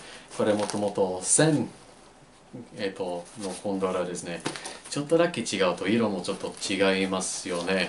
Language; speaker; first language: Japanese; non-native, learner; English